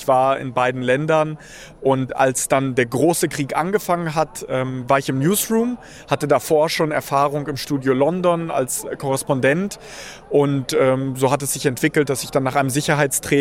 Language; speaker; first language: German; early bilingual, other home language; Russian